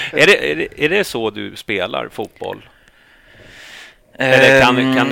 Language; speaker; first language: Swedish; native; Swedish